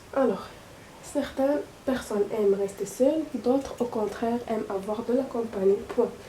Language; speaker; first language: French; non-native, local second language; Arabic